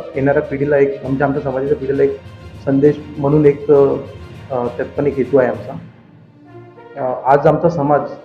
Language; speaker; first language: Marathi; non-native, local second language; Lambadi